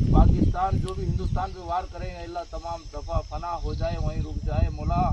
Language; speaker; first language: Urdu; native; Urdu